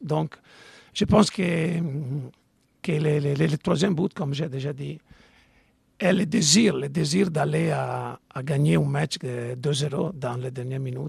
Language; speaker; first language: French; non-native, fluent; Italian